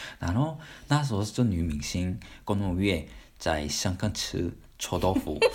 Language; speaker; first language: Chinese; non-native, fluent; Korean